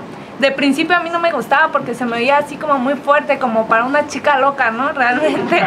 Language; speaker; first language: Spanish; native; Spanish